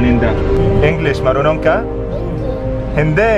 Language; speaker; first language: Filipino; non-native, learner; Arabic